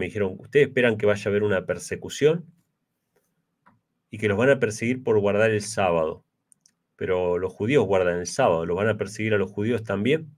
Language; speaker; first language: Spanish; native; Spanish